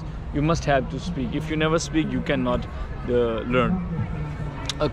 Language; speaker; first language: English; non-native, learner; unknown